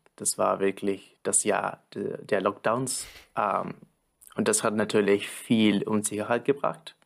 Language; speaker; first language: German; non-native, fluent; Spanish